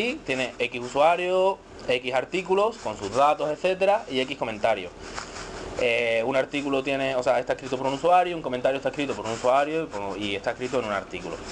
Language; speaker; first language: Spanish; native; Spanish